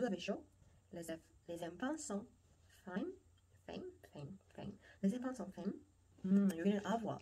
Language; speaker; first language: French; non-native, learner; Korean